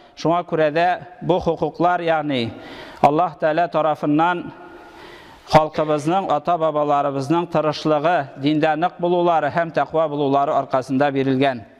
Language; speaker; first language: Tatar; native; Tatar